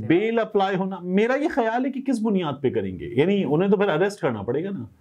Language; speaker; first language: Urdu; native; Urdu